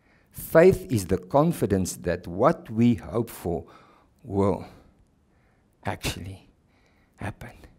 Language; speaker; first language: English; non-native, local second language; Afrikaans